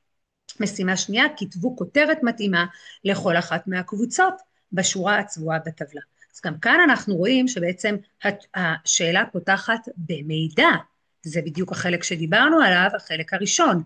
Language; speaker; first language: Hebrew; native; Hebrew